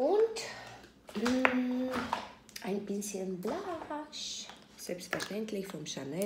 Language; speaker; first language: German; non-native, fluent; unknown